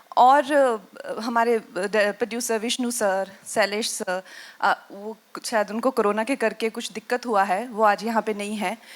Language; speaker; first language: Hindi; native; Hindi